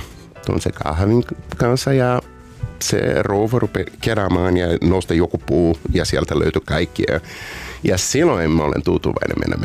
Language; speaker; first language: Finnish; non-native, learner; Portuguese